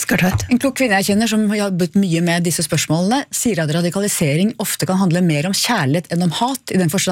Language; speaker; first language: Norwegian; native; Norwegian